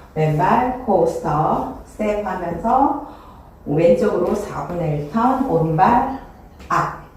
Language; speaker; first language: Korean; native; Korean